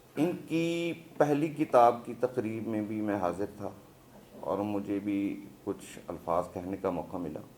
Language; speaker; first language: Urdu; non-native, local second language; Punjabi